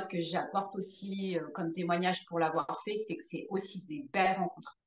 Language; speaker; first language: French; native; French